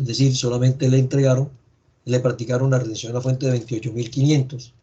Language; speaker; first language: Spanish; native; Spanish